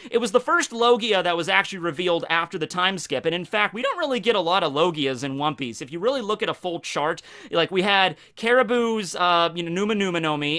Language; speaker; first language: English; native; English